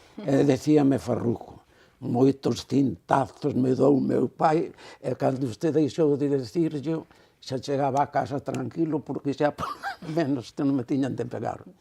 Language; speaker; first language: Galician; non-native, local second language; Spanish